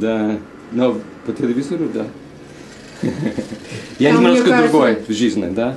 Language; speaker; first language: Russian; non-native, fluent; English